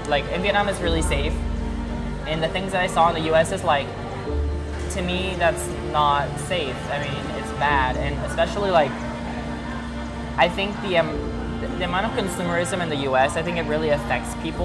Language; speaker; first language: English; early bilingual, other home language; Vietnamese